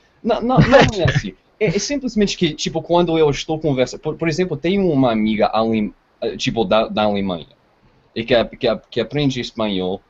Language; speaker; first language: Portuguese; non-native, fluent; English